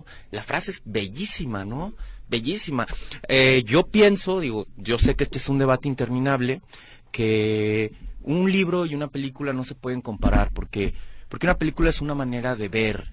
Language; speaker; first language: Spanish; native; Spanish